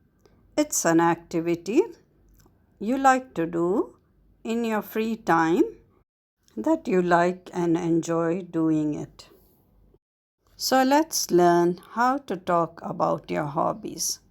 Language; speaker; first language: English; non-native, fluent; Arabic